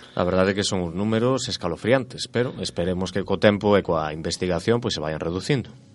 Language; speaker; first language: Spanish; native; Spanish